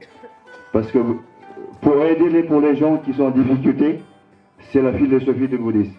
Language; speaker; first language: French; non-native, learner; Sherpa